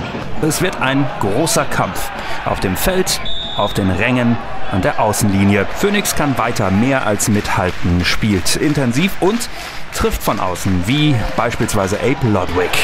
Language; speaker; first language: German; native; German